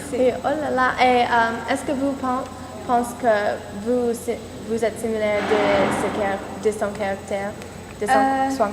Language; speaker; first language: French; non-native, learner; English